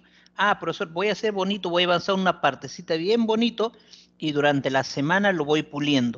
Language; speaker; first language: Spanish; native; Spanish